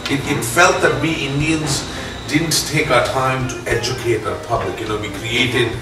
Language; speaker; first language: English; non-native, local second language; Punjabi